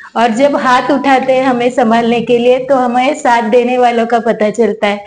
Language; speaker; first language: Hindi; non-native, local second language; Marathi